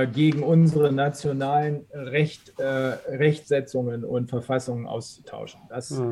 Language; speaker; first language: German; native; German